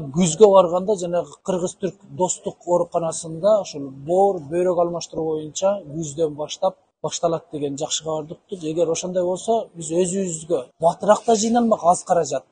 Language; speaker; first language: Kyrgyz; native; Kyrgyz